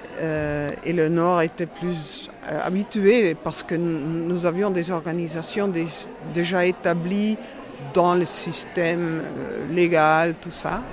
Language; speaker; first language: French; non-native, fluent; Dutch